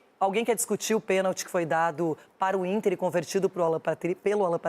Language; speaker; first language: Portuguese; native; Portuguese